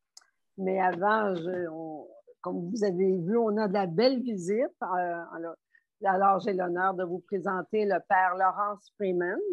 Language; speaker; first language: French; native; French